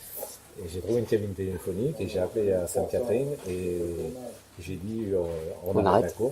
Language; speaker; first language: French; native; French